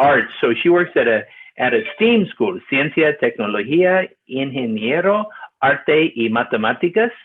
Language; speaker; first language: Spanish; non-native, learner; English